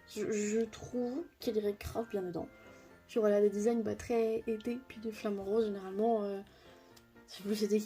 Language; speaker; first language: French; native; French